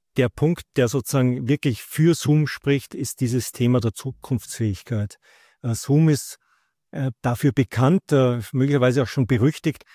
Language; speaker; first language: German; native; German